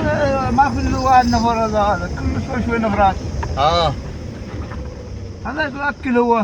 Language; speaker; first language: Arabic; non-native, learner; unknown